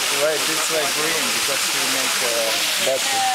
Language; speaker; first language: English; non-native, learner; Thai